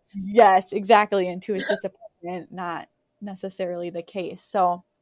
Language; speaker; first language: English; native; English